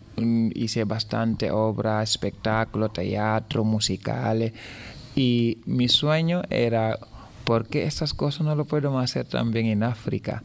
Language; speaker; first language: Spanish; non-native, fluent; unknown